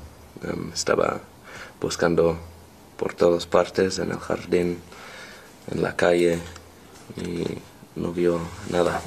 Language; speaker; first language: Spanish; non-native, learner; English